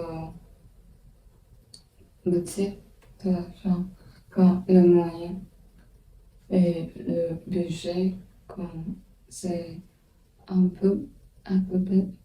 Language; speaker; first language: French; non-native, learner; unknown